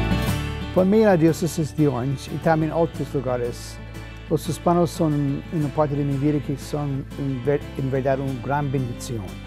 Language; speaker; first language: Spanish; non-native, fluent; English